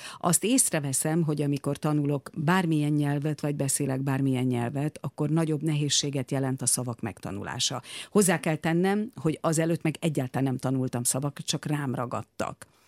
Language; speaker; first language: Hungarian; native; Hungarian